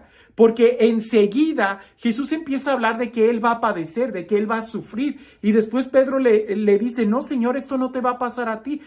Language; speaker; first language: Spanish; native; Spanish